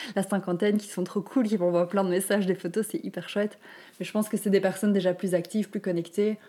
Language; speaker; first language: French; native; French